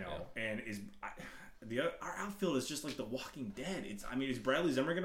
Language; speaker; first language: English; native; English